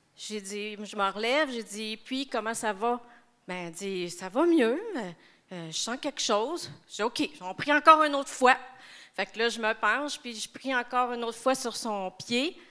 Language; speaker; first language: French; native; French